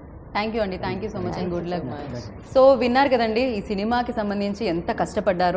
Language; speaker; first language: Telugu; native; Telugu